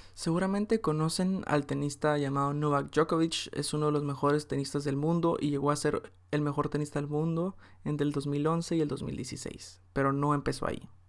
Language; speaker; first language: Spanish; early bilingual, heritage; Spanish